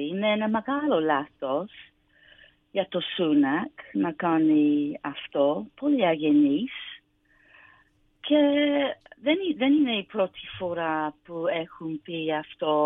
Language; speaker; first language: Greek; non-native, learner; English